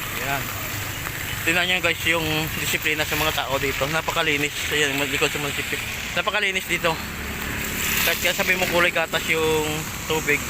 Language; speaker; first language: Filipino; non-native, local second language; Hiligaynon